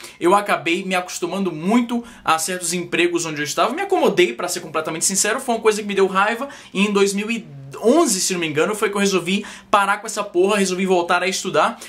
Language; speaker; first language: Portuguese; native; Portuguese